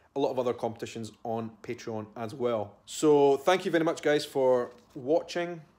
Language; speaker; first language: English; native; English